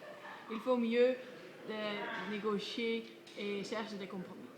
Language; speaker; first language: French; non-native, learner; Dutch